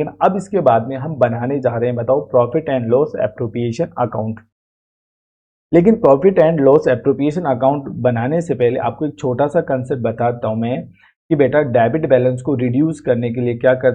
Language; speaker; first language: Hindi; native; Hindi